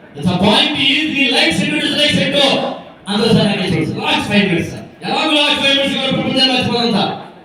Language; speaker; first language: English; non-native, local second language; Telugu